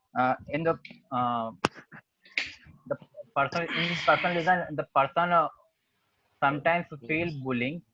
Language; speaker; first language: English; non-native, learner; Hindi